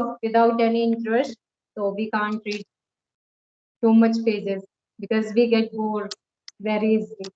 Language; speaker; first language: English; non-native, local second language; Hindi